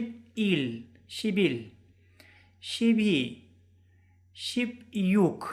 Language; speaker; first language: Korean; non-native, fluent; Uzbek